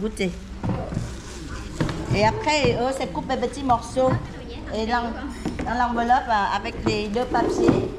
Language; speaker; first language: French; non-native, learner; Vietnamese